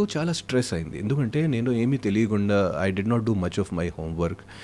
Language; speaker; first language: Telugu; non-native, fluent; Hindi